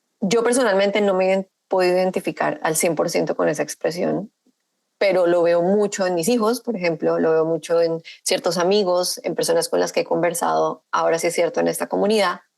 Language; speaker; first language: Spanish; native; Spanish